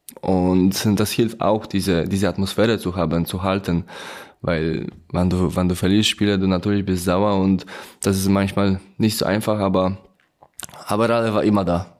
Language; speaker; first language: German; non-native, learner; Polish